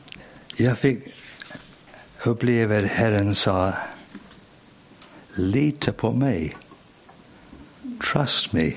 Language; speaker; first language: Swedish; non-native, fluent; English